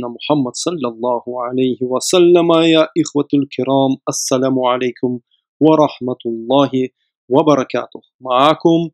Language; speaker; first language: Arabic; non-native, fluent; Russian